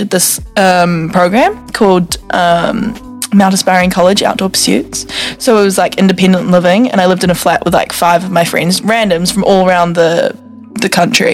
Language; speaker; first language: English; native; English